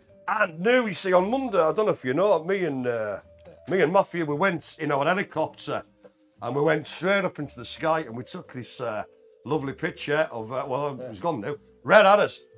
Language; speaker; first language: English; native; English